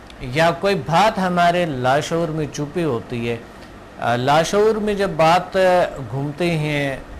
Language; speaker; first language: Urdu; non-native, local second language; Pashto